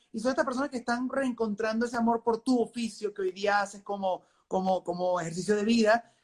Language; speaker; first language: Spanish; native; Spanish